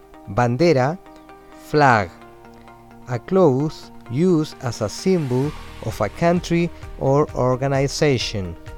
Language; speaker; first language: English; non-native, fluent; Spanish